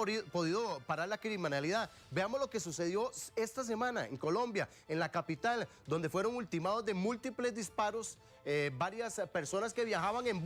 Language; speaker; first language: Spanish; native; Spanish